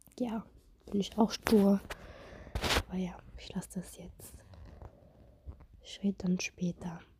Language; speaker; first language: German; non-native, fluent; Russian